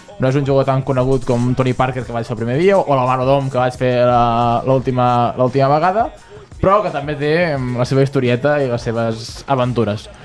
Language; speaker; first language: Catalan; native; Catalan